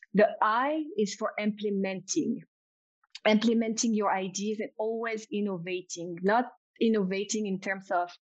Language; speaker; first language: English; non-native, fluent; French